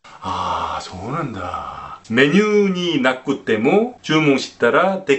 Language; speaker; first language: Japanese; non-native, fluent; Korean